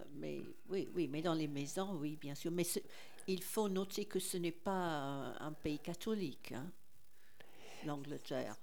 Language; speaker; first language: French; non-native, fluent; English